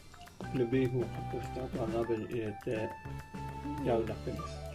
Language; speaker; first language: Japanese; native; Japanese